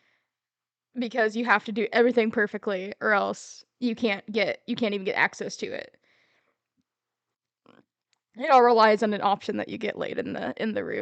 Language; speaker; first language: English; native; English